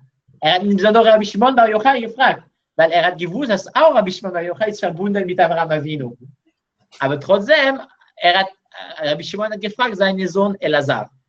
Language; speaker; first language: German; non-native, learner; Hebrew